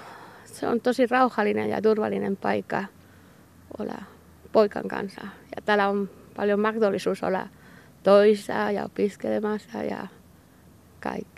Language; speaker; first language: Finnish; non-native, learner; Basque